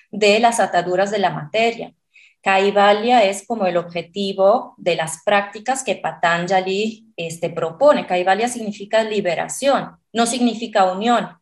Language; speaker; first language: Spanish; non-native, fluent; Italian